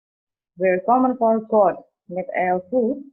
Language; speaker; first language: German; non-native, learner; Indonesian